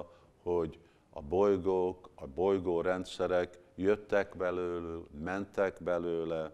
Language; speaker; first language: Hungarian; early bilingual, heritage; Hungarian